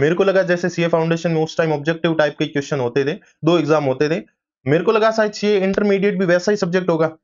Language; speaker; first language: Hindi; native; Hindi